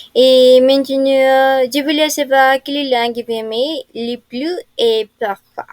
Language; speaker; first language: French; non-native, fluent; Spanish